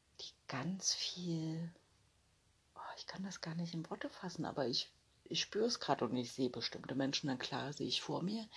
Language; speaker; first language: German; native; German